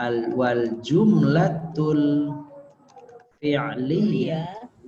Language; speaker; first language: Arabic; non-native, fluent; Indonesian